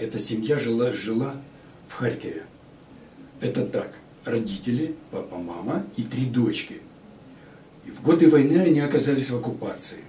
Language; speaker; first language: Russian; native; Russian